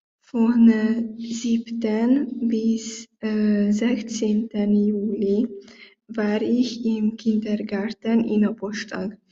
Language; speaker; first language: German; non-native, learner; Hungarian